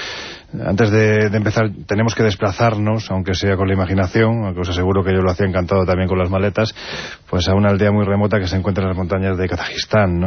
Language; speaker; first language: Spanish; native; Spanish